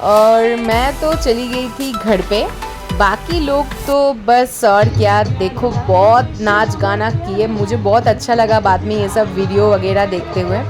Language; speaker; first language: Hindi; non-native, local second language; Bangla